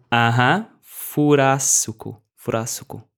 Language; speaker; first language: Portuguese; native; Portuguese